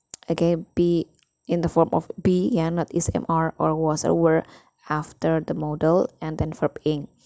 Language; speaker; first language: English; non-native, fluent; Indonesian